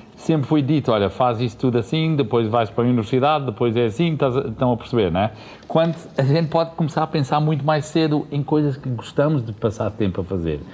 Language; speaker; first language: Portuguese; early bilingual, heritage; Portuguese